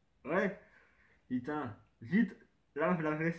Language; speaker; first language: French; native; French